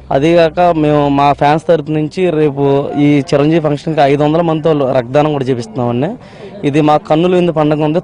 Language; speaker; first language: Telugu; native; Telugu